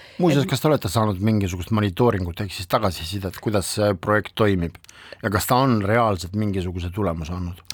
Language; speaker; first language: Estonian; non-native, local second language; Russian